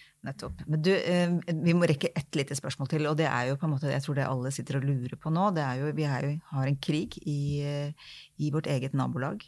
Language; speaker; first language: Norwegian; native; Norwegian